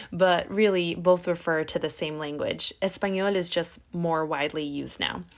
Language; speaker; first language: English; early bilingual, other home language; Spanish